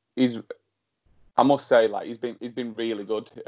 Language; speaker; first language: English; early bilingual, other home language; Slovak